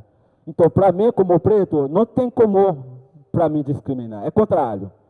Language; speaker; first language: Portuguese; non-native, learner; Haitian Creole